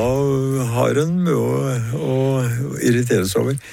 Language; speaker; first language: Norwegian; native; Norwegian